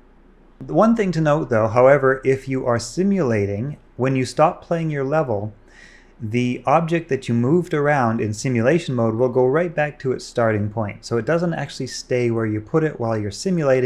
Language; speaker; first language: English; native; English